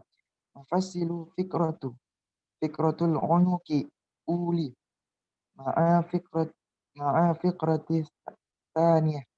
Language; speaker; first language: Arabic; non-native, learner; Indonesian